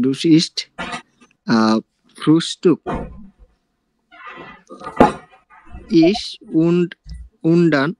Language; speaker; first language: German; non-native, learner; Bangla